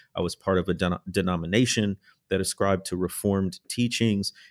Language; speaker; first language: English; native; English